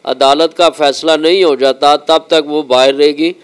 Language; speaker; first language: Urdu; native; Urdu